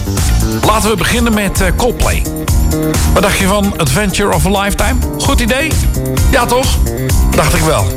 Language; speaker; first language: Dutch; native; Dutch